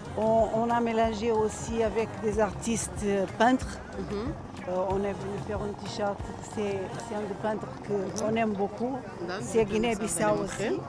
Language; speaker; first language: French; non-native, fluent; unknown